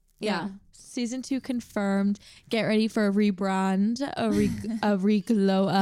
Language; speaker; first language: English; native; English